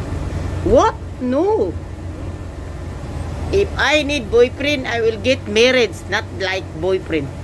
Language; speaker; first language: English; non-native, learner; Cebuano